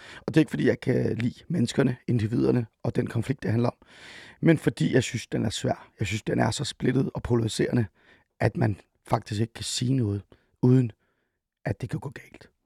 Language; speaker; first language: Danish; early bilingual, other home language; Persian